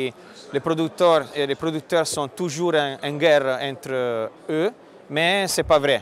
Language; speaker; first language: French; non-native, fluent; Italian